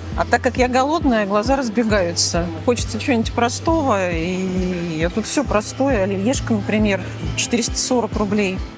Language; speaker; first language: Russian; native; Russian